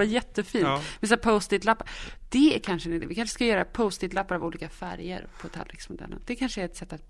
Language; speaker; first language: Swedish; native; Swedish